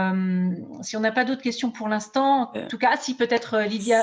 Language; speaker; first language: French; native; French